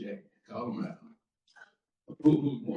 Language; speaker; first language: English; native; English